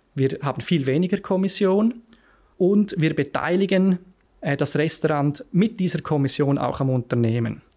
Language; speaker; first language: German; native; German